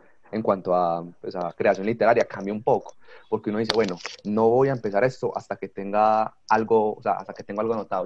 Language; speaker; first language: Spanish; native; Spanish